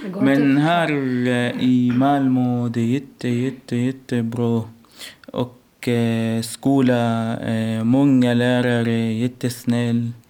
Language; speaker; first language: Swedish; non-native, learner; Arabic